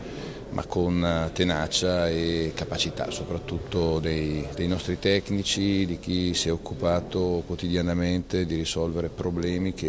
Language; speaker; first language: Italian; native; Italian